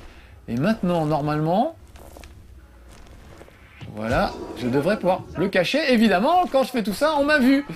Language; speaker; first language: French; native; French